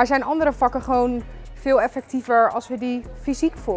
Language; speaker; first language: Dutch; native; Dutch